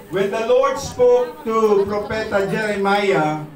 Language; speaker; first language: English; non-native, local second language; Filipino